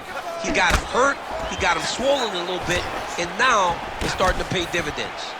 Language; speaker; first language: English; native; English